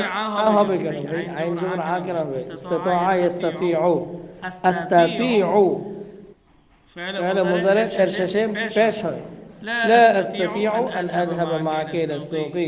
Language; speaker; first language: Arabic; non-native, fluent; Bangla